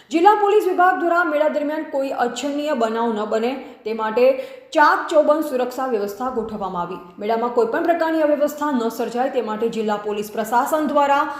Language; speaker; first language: Gujarati; native; Gujarati